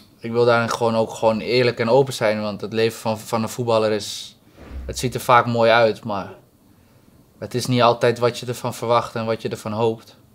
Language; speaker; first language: Dutch; native; Dutch